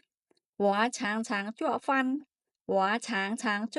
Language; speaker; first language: Chinese; non-native, fluent; Khmer